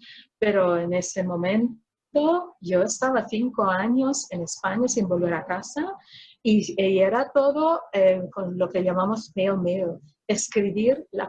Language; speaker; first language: Spanish; non-native, fluent; Filipino